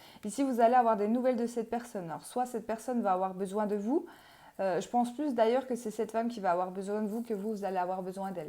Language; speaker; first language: French; native; French